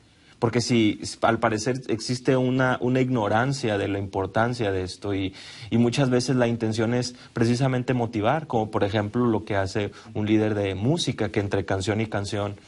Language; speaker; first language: Spanish; native; Spanish